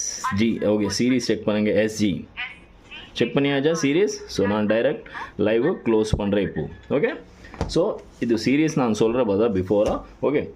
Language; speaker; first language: Tamil; non-native, local second language; Malayalam